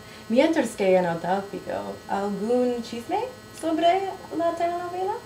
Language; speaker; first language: Spanish; non-native, learner; English